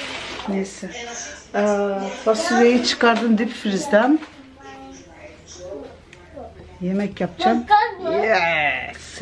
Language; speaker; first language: Turkish; early bilingual, other home language; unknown